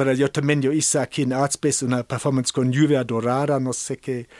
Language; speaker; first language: Spanish; non-native, fluent; German